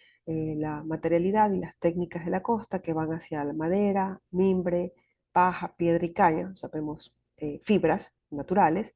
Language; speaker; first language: Spanish; native; Spanish